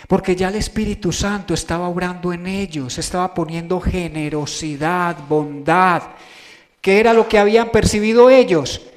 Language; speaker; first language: Spanish; native; Spanish